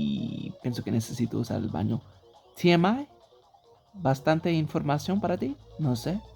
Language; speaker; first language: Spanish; early bilingual, heritage; English